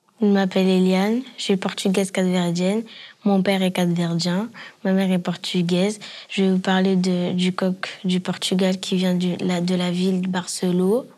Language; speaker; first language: French; early bilingual, other home language; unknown